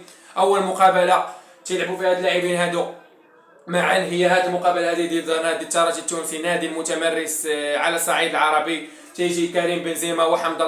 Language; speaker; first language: Arabic; native; Arabic